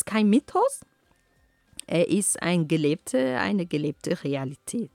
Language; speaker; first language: German; non-native, fluent; Ghomala